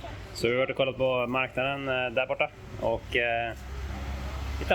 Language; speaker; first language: Swedish; native; Swedish